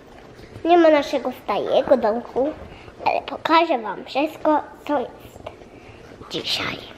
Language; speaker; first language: Polish; early bilingual, heritage; Polish